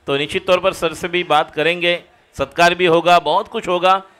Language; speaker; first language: Hindi; non-native, local second language; Marathi